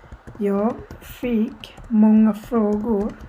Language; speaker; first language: Swedish; non-native, fluent; Bangla